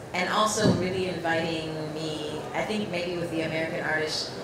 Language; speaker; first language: English; native; English